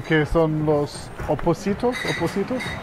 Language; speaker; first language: Spanish; non-native, learner; English